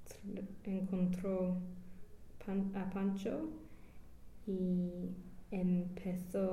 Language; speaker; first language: Spanish; non-native, learner; English